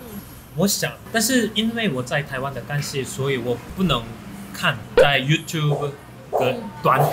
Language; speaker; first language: Chinese; non-native, learner; Korean